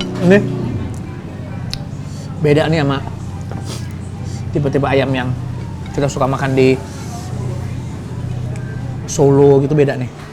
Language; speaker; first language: Indonesian; native; Indonesian